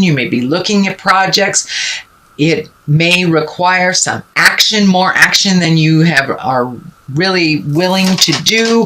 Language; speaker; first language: English; native; English